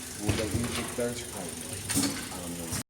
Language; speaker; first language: Turkish; native; Turkish